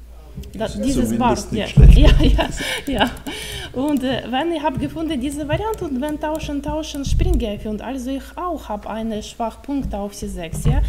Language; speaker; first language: German; non-native, learner; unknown